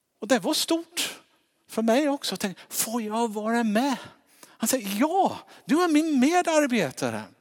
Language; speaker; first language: Swedish; non-native, fluent; English